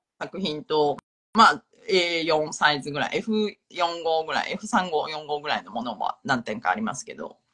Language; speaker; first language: Japanese; non-native, fluent; Chinese